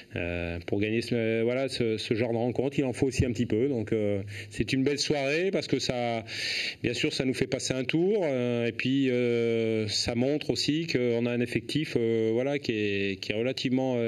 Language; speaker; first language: French; native; French